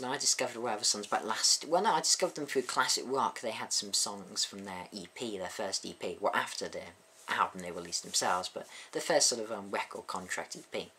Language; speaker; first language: English; native; English